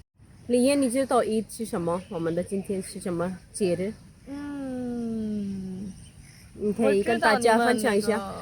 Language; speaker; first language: Chinese; non-native, fluent; Urdu